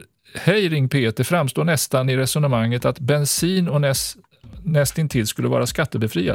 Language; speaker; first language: Swedish; native; Swedish